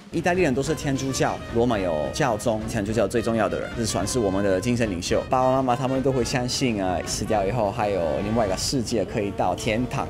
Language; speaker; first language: Chinese; non-native, fluent; Italian